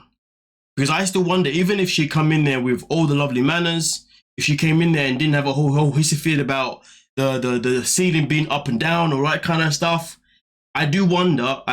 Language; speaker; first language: English; native; English